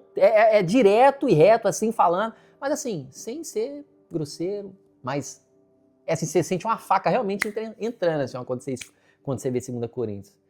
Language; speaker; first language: Portuguese; native; Portuguese